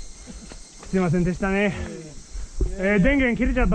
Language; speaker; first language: Japanese; non-native, fluent; English